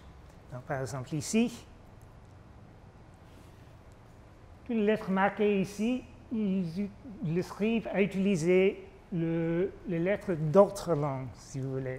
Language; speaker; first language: French; non-native, fluent; English